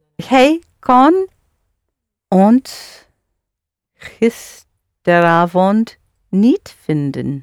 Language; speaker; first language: Dutch; non-native, learner; English